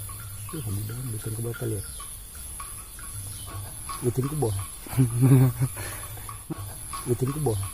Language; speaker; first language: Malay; non-native, local second language; Sundanese